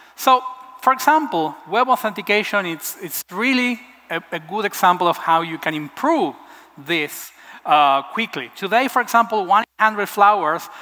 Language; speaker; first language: English; non-native, fluent; Spanish